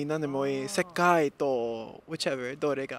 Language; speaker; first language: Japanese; non-native, learner; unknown